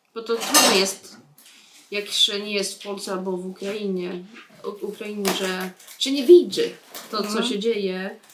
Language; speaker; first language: Polish; early bilingual, heritage; Polish